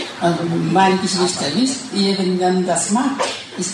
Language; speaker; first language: German; non-native, learner; Thai